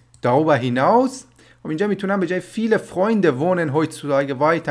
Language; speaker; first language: German; non-native, fluent; Persian